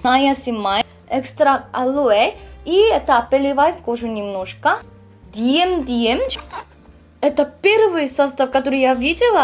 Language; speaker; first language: Russian; non-native, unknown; Korean